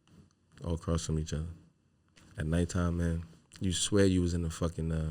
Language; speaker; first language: English; native; English